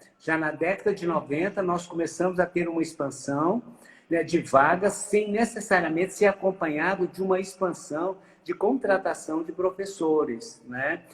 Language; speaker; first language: Portuguese; native; Portuguese